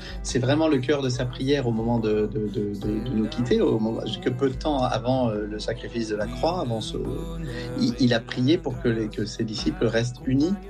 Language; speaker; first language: French; native; French